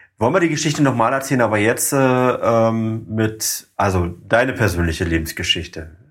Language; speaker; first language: German; native; German